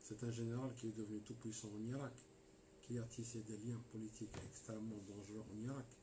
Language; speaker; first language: French; non-native, local second language; Arabic